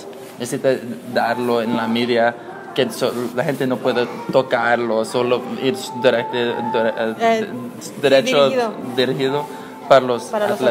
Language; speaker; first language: Spanish; non-native, learner; English